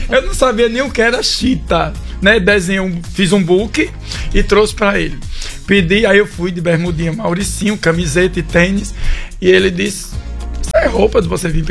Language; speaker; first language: Portuguese; native; Portuguese